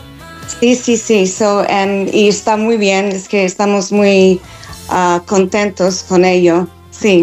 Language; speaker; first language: Spanish; non-native, learner; English